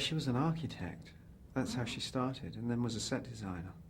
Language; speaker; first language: English; native; English